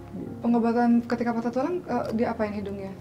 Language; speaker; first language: Indonesian; native; Indonesian